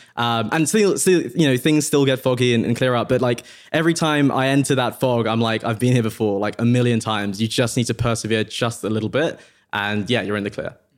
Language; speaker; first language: English; native; English